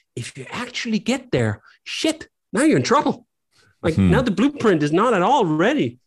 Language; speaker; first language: English; non-native, fluent; Danish